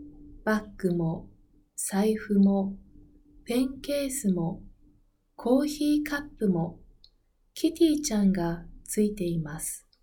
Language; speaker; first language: Japanese; non-native, learner; Spanish